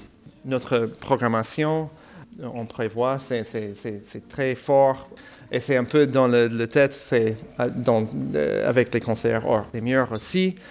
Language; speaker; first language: French; non-native, fluent; English